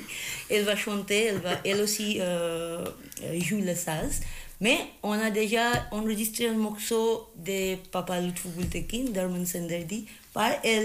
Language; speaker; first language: French; non-native, learner; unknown